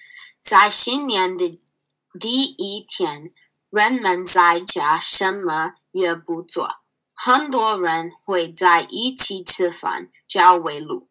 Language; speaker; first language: Chinese; non-native, learner; English